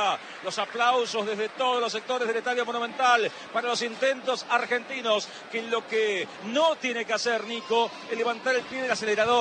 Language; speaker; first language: Spanish; native; Spanish